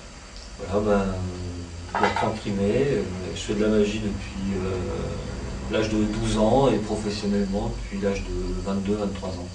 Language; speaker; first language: French; native; French